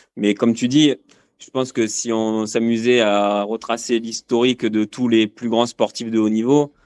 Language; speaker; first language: French; native; French